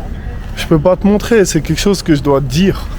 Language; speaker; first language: French; native; French